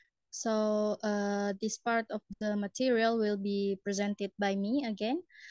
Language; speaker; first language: English; non-native, learner; Indonesian